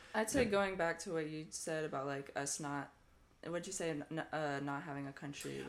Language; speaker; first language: English; native; English